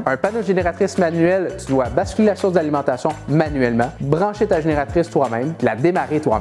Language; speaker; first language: French; native; French